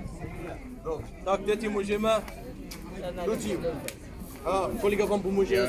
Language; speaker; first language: Czech; non-native, learner; Arabic